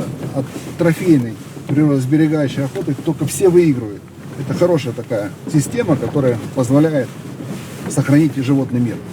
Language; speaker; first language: Russian; native; Russian